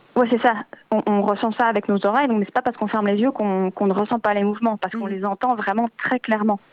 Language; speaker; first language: French; native; French